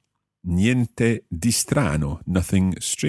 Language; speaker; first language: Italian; non-native, fluent; English